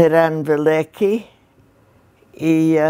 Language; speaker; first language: Ukrainian; early bilingual, heritage; Ukrainian